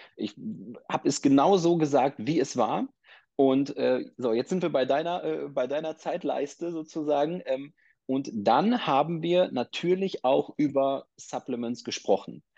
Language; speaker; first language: German; native; German